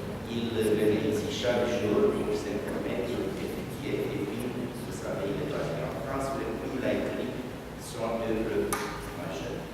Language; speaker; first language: French; non-native, fluent; Romanian